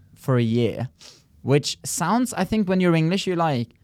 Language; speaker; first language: English; non-native, fluent; Norwegian